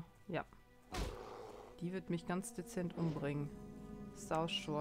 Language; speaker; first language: German; native; German